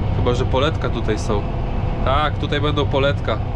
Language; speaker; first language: Polish; native; Polish